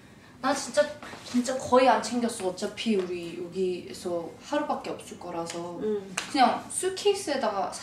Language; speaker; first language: Korean; early bilingual, heritage; Korean